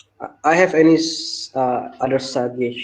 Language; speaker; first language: English; non-native, learner; Indonesian